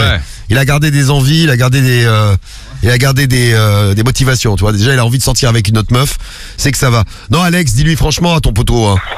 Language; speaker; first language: French; native; French